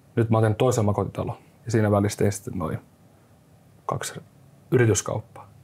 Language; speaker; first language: Finnish; native; Finnish